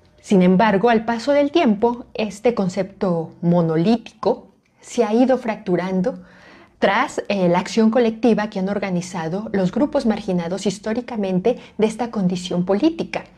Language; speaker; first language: Spanish; native; Spanish